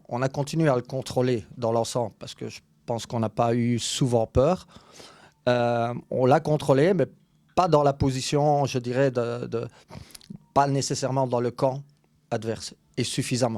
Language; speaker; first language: French; native; French